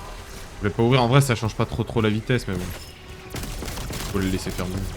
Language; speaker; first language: French; native; French